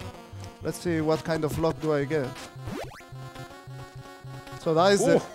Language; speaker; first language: English; non-native, fluent; Spanish